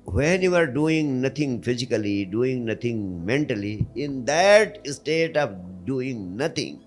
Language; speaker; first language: English; non-native, local second language; Hindi